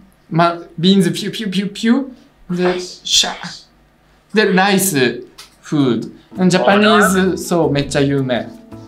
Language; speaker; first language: English; non-native, learner; Russian